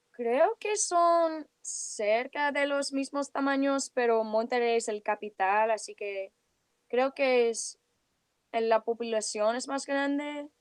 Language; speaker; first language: Spanish; early bilingual, heritage; Spanish